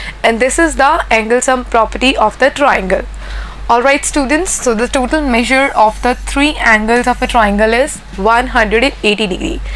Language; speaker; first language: English; non-native, local second language; Hindi